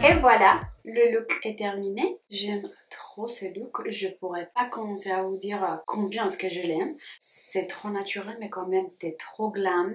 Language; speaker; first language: French; non-native, fluent; Spanish